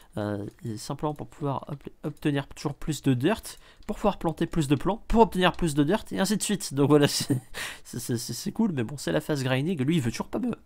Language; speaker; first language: French; native; French